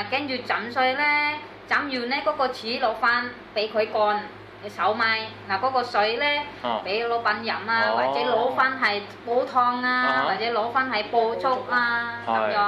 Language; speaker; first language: Chinese; non-native, learner; Indonesian